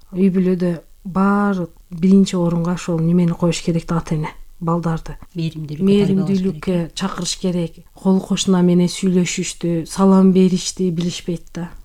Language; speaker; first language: Kyrgyz; non-native, local second language; Turkish